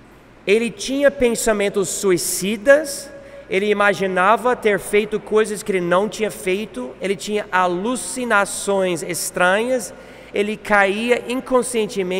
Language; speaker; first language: Portuguese; non-native, fluent; English